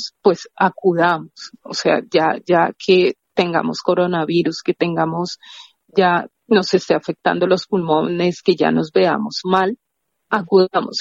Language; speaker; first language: Spanish; native; Spanish